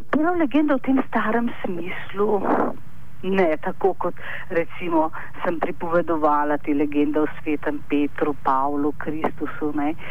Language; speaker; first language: Slovenian; native; Slovenian